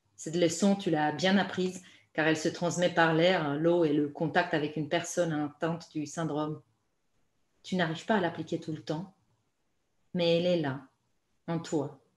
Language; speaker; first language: French; non-native, fluent; Romanian